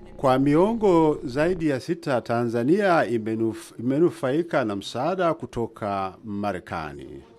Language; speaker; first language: Swahili; native; Swahili